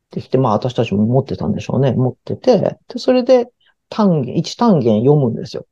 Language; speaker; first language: Japanese; early bilingual, heritage; Japanese